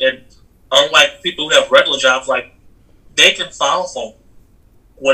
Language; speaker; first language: English; native; English